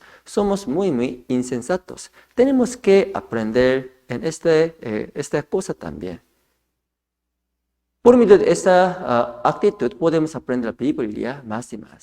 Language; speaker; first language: Spanish; non-native, fluent; Korean